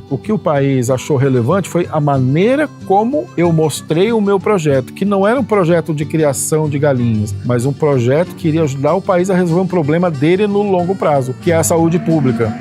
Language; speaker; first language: Portuguese; native; Portuguese